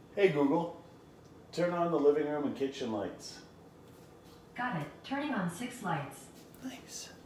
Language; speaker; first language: English; native; English